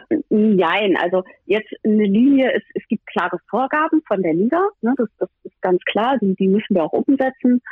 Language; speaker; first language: German; native; German